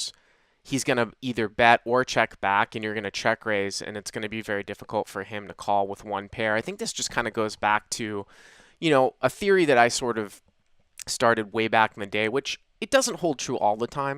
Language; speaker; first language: English; native; English